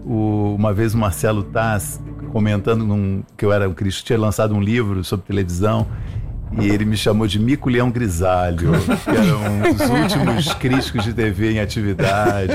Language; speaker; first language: Portuguese; native; Portuguese